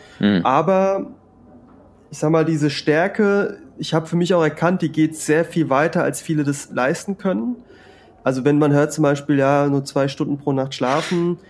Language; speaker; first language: German; early bilingual, other home language; Spanish